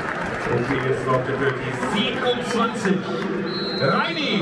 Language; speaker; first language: German; native; German